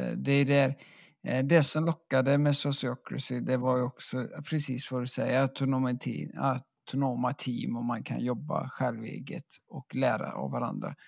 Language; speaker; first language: Swedish; native; Swedish